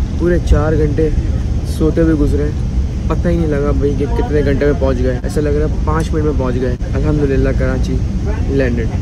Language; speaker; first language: Urdu; native; Urdu